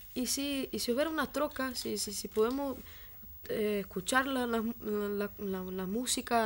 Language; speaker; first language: Spanish; non-native, fluent; Portuguese